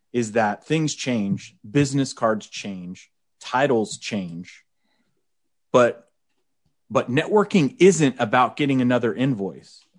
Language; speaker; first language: English; native; English